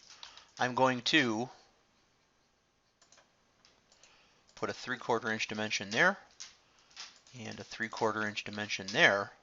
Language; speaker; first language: English; native; English